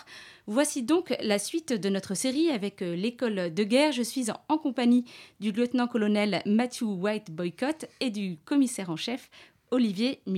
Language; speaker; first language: French; native; French